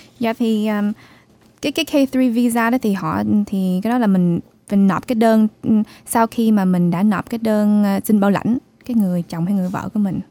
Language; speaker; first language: Vietnamese; early bilingual, heritage; Vietnamese